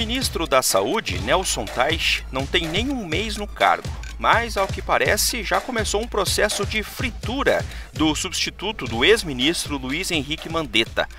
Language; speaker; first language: Portuguese; native; Portuguese